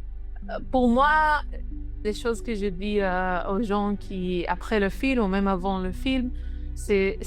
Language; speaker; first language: French; non-native, learner; Hebrew